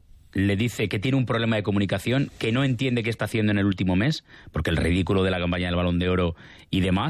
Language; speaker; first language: Spanish; native; Spanish